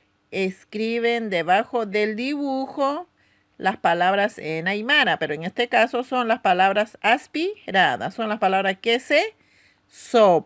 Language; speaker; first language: Spanish; non-native, local second language; Aymara